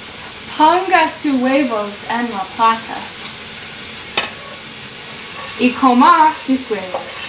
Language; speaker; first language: Spanish; non-native, learner; English